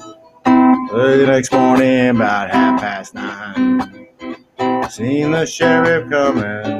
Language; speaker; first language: English; native; English